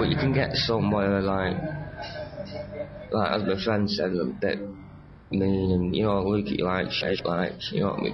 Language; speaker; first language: English; native; English